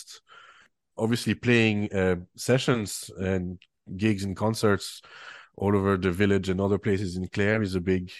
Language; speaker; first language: English; non-native, fluent; French